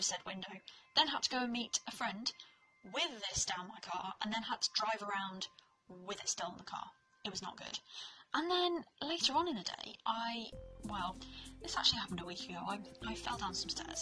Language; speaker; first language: English; native; English